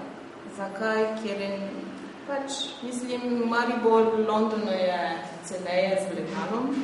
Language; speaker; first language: Slovenian; non-native, fluent; French